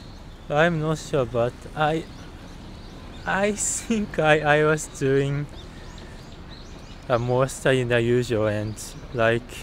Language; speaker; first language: English; non-native, learner; Japanese